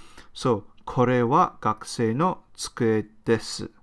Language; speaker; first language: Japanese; non-native, fluent; English